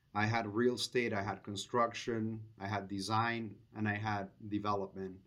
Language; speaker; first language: English; non-native, fluent; Spanish